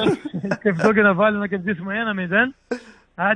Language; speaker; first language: Greek; non-native, learner; Portuguese